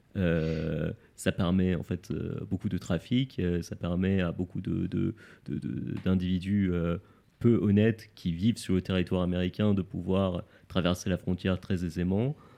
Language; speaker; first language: French; native; French